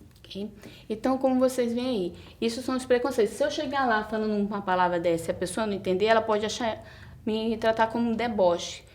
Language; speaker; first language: Portuguese; native; Portuguese